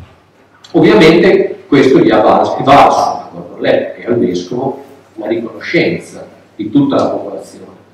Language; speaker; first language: Italian; native; Italian